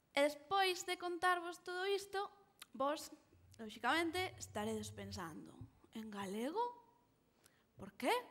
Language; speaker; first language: Galician; non-native, local second language; Spanish